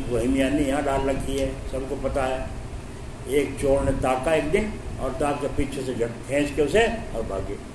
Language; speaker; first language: Urdu; native; Urdu